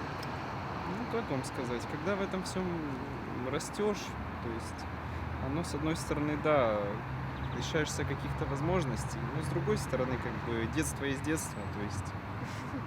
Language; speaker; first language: Russian; native; Russian